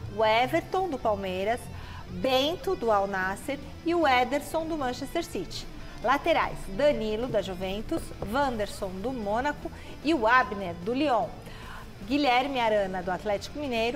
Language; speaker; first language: Portuguese; native; Portuguese